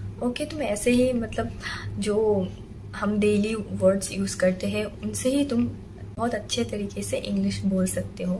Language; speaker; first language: Hindi; non-native, local second language; Assamese